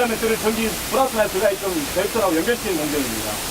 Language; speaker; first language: Korean; native; Korean